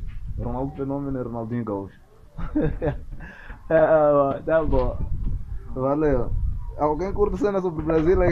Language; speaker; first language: Portuguese; non-native, local second language; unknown